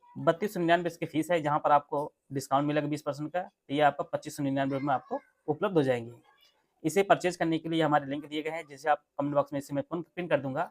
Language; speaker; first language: Hindi; native; Hindi